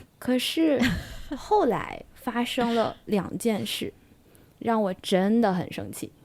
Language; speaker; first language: Chinese; native; Chinese